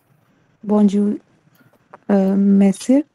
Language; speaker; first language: French; non-native, learner; Hindi